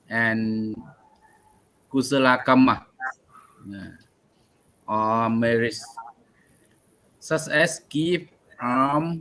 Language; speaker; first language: English; non-native, learner; Thai